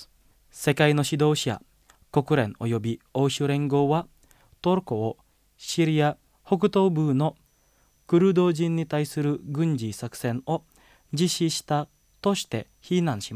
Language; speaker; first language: Japanese; non-native, fluent; Indonesian